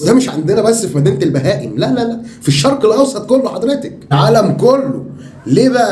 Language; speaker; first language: Arabic; native; Arabic